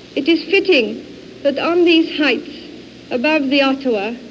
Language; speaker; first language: English; native; English